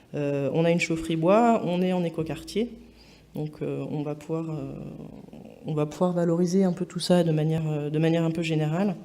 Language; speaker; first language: French; native; French